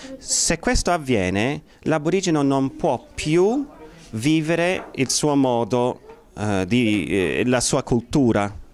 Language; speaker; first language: Italian; non-native, fluent; English